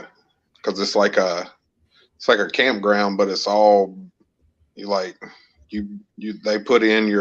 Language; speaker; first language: English; native; English